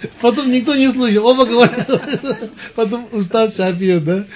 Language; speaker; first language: Russian; non-native, learner; Tibetan